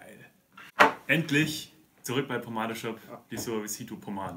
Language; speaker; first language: German; native; German